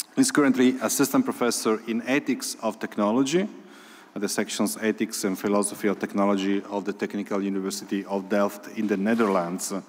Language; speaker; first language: English; non-native, fluent; Italian